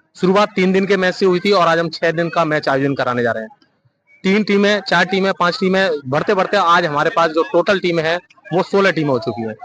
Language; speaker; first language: Hindi; native; Hindi